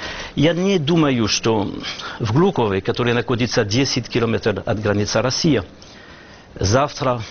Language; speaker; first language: Russian; non-native, learner; French